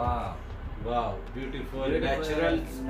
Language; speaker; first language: English; non-native, learner; Urdu